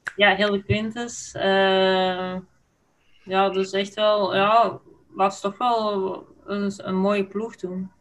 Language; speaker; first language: Dutch; native; Dutch